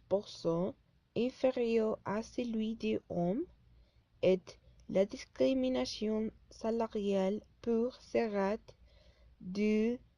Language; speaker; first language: French; non-native, learner; Spanish